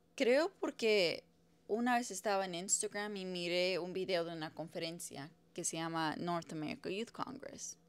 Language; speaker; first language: Spanish; early bilingual, heritage; Spanish